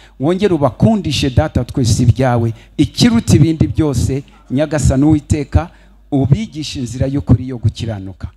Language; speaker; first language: Kinyarwanda; early bilingual, heritage; Kinyarwanda